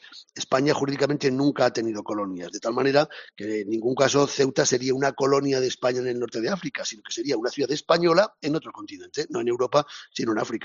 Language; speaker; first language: Spanish; native; Spanish